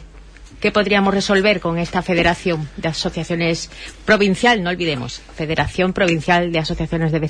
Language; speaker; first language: Spanish; native; Spanish